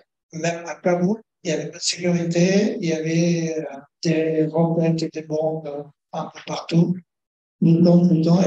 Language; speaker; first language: French; non-native, fluent; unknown